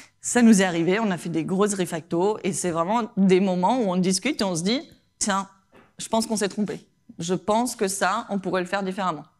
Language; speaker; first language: French; non-native, fluent; Spanish